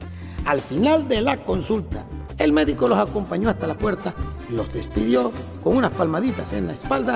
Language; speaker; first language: Spanish; native; Spanish